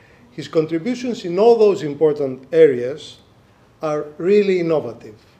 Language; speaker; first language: English; non-native, fluent; Greek